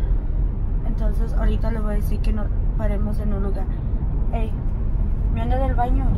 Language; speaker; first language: Spanish; early bilingual, other home language; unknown